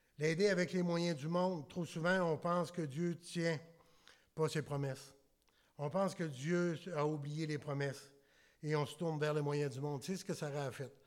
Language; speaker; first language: French; native; French